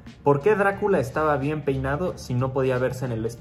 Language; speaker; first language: Spanish; native; Spanish